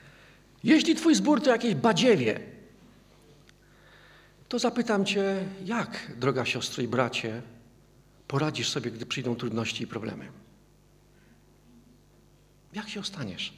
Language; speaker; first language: Polish; native; Polish